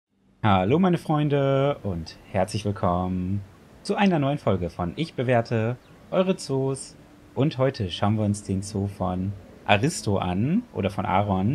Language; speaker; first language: German; native; German